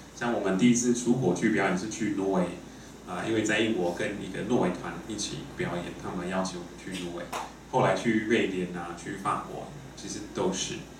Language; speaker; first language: Chinese; non-native, fluent; English